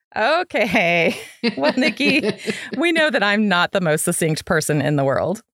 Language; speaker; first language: English; native; English